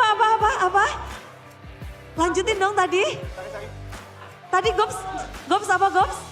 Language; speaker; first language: Indonesian; native; Indonesian